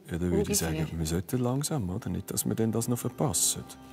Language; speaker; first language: German; native; German